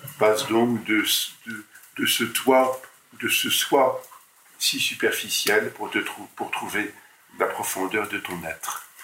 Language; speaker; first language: French; native; French